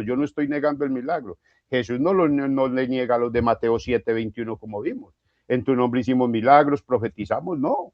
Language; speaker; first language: Spanish; native; Spanish